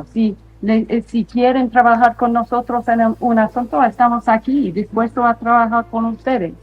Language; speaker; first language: Spanish; non-native, fluent; English